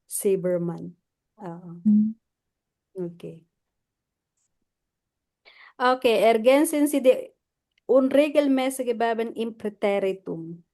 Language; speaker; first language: German; non-native, fluent; Filipino